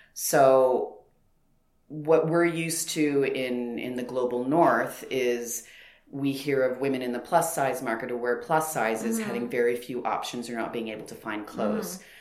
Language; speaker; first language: English; native; English